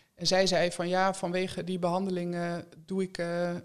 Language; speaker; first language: Dutch; native; Dutch